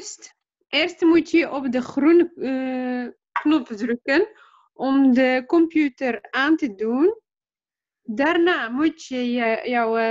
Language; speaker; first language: Dutch; non-native, learner; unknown